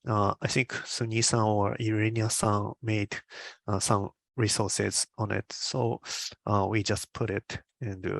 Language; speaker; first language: English; non-native, learner; Japanese